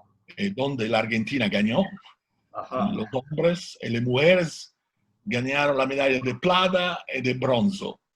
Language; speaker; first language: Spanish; non-native, learner; Italian